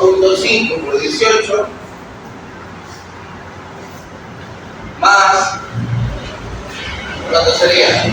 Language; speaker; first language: Spanish; native; Spanish